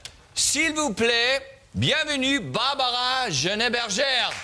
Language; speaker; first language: French; non-native, learner; German